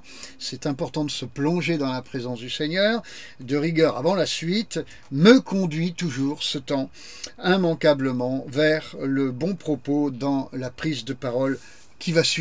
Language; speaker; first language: French; native; French